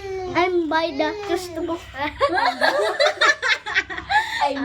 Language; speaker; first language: English; non-native, learner; Cebuano